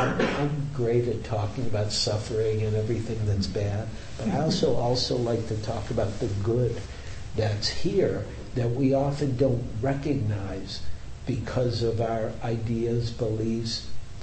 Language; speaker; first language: English; native; English